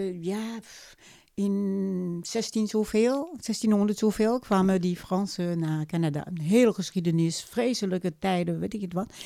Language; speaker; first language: Dutch; non-native, fluent; French